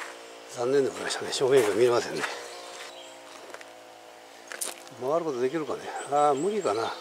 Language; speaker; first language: Japanese; native; Japanese